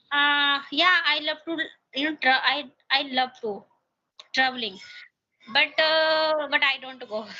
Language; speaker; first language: English; non-native, learner; Hindi